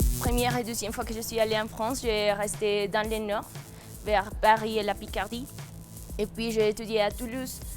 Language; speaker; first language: French; non-native, fluent; Spanish